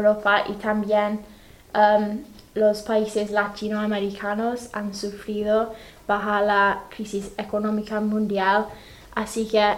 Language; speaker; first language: Spanish; non-native, fluent; English